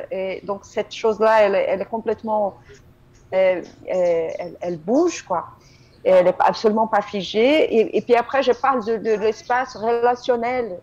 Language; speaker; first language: French; non-native, fluent; Portuguese